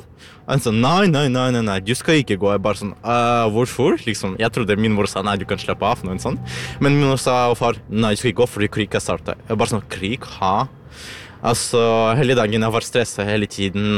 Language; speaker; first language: Norwegian; non-native, learner; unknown